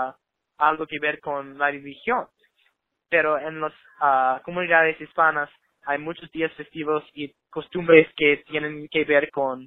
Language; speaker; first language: Spanish; non-native, learner; English